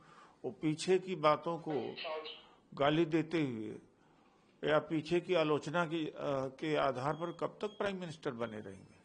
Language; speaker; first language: Hindi; native; Hindi